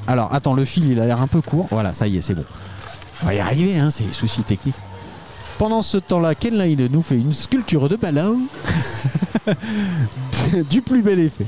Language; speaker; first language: French; native; French